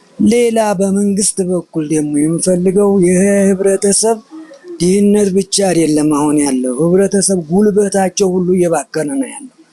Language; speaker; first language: Amharic; native; Amharic